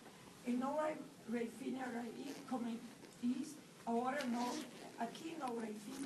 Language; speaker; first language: Spanish; non-native, fluent; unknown